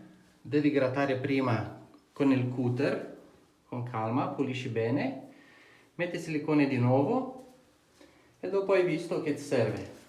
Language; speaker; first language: Italian; non-native, fluent; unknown